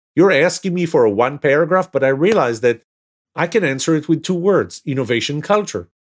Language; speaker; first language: English; non-native, fluent; Hebrew